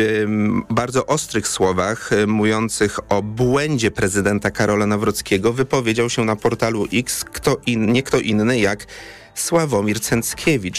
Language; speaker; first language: Polish; native; Polish